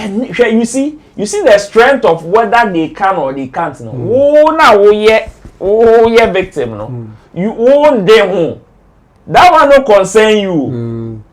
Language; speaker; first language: English; non-native, local second language; Akan